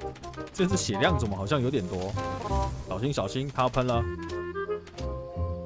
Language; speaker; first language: Chinese; native; Chinese